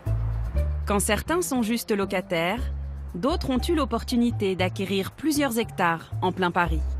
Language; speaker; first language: French; native; French